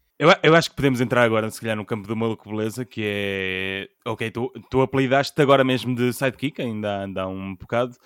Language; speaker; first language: Portuguese; native; Portuguese